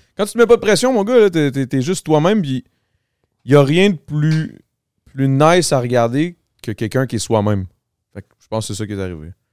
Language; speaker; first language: French; native; French